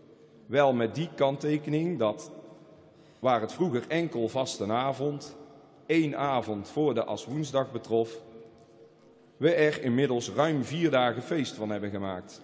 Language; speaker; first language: Dutch; native; Dutch